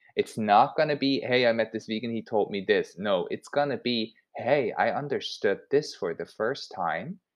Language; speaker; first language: English; non-native, fluent; Swiss German